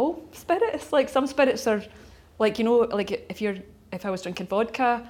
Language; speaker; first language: English; native; English